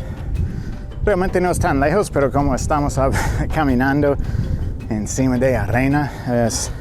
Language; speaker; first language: Spanish; non-native, fluent; English